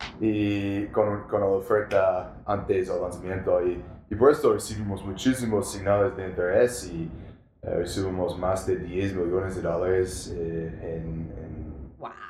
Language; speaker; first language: Spanish; non-native, learner; English